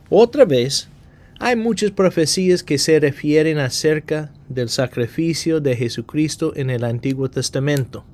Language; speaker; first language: Spanish; non-native, fluent; English